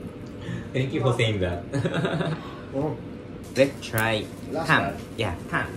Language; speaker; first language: English; non-native, learner; Japanese